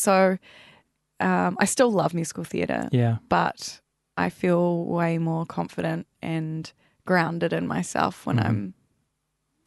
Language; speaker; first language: English; native; English